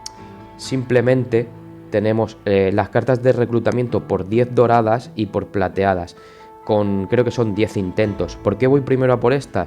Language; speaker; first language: Spanish; native; Spanish